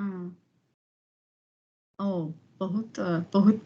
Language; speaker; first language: Hindi; non-native, learner; German